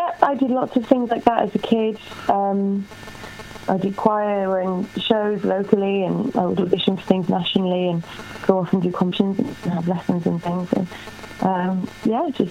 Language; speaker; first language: English; native; English